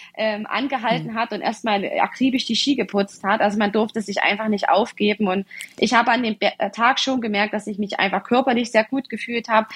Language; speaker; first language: German; native; German